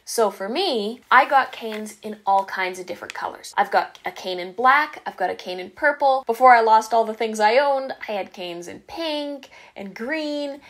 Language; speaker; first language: English; native; English